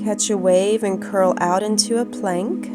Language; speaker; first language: English; native; English